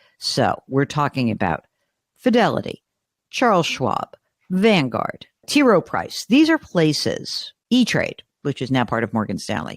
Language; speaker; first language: English; native; English